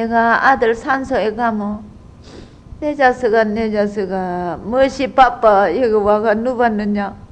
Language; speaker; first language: Korean; native; Korean